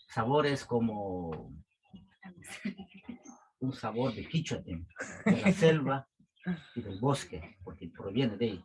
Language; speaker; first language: Spanish; non-native, local second language; Quechua